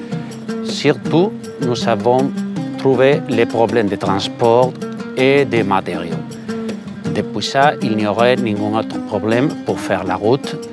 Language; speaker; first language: French; non-native, fluent; Spanish